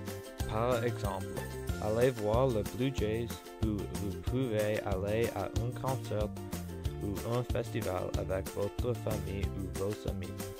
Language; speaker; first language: French; non-native, learner; English